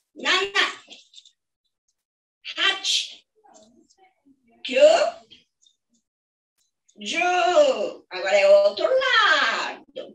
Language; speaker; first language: Portuguese; non-native, fluent; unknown